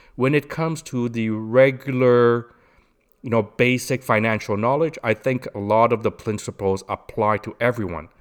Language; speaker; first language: English; native; English